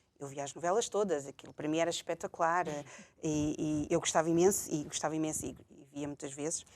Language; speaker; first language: Portuguese; native; Portuguese